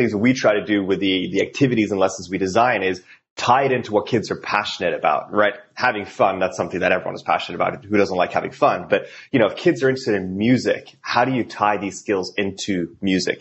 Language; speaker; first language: English; non-native, fluent; Norwegian